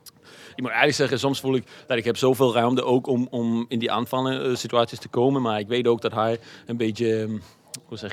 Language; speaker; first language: Dutch; non-native, fluent; Danish